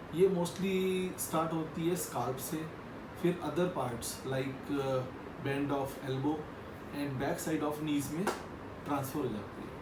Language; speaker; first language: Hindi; native; Hindi